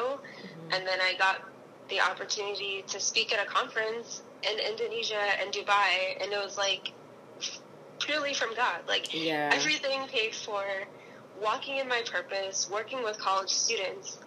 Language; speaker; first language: English; native; English